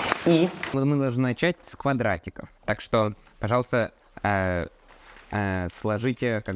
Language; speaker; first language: Russian; early bilingual, heritage; Russian